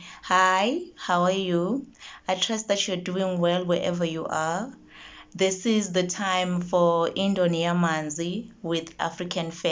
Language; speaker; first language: English; non-native, local second language; Zulu